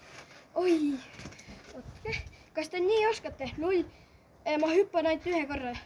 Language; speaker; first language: Estonian; early bilingual, heritage; Finnish